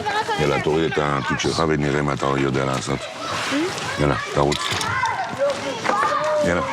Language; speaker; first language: Hebrew; non-native, fluent; French